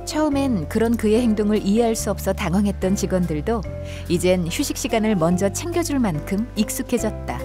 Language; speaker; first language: Korean; native; Korean